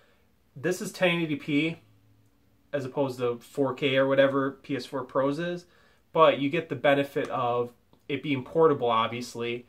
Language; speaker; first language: English; native; English